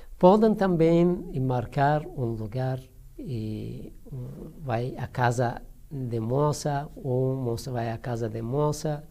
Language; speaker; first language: Portuguese; non-native, learner; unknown